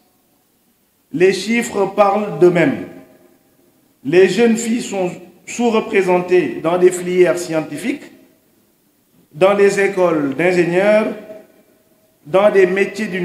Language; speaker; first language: French; non-native, local second language; Wolof